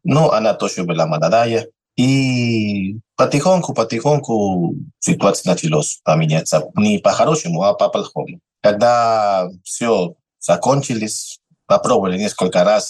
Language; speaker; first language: Russian; non-native, learner; Spanish